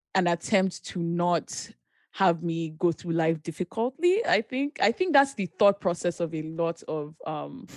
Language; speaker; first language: English; non-native, local second language; Yoruba